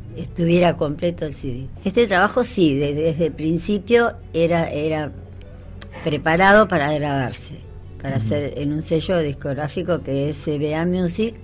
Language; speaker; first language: Spanish; native; Spanish